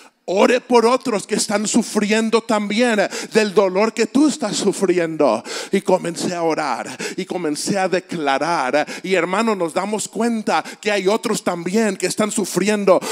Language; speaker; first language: Spanish; native; Spanish